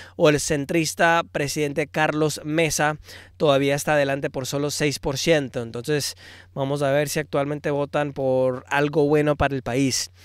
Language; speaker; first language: Spanish; early bilingual, heritage; Spanish